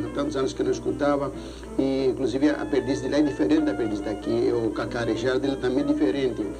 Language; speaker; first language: Portuguese; early bilingual, other home language; Greek